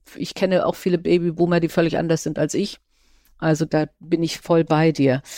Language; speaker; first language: German; native; German